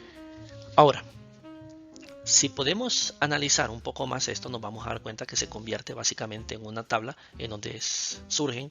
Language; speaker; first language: Spanish; native; Spanish